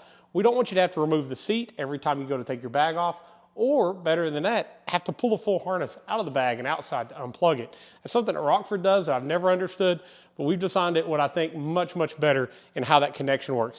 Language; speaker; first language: English; native; English